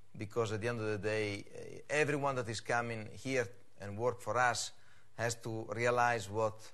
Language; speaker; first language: English; non-native, fluent; Italian